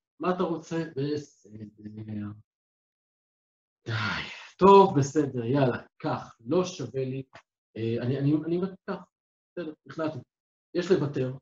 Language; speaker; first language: Hebrew; native; Hebrew